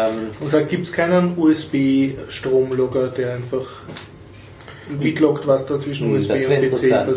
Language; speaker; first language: German; native; German